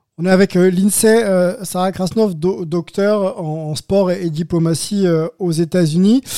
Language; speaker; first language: French; native; French